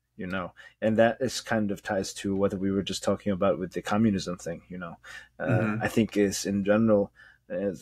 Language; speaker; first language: English; native; English